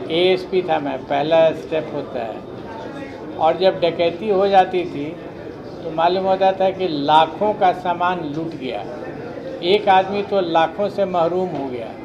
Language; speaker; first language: Hindi; native; Hindi